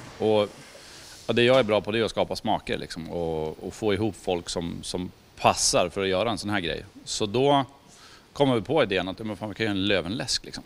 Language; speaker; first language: Swedish; native; Swedish